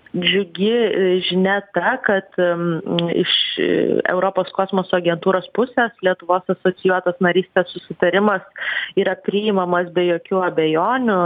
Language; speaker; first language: Lithuanian; native; Lithuanian